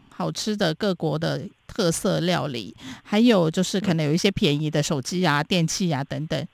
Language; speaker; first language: Chinese; native; Chinese